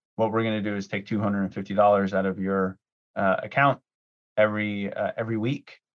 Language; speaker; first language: English; early bilingual, other home language; Greek